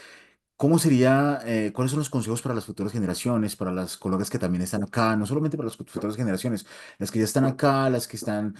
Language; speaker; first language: Spanish; native; Spanish